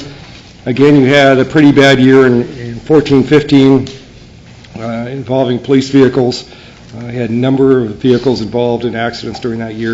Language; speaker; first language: English; native; English